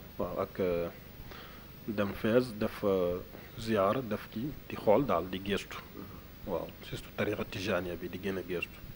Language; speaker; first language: Wolof; non-native, local second language; Fula